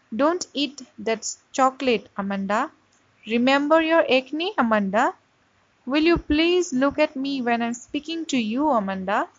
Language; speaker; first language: English; non-native, local second language; Assamese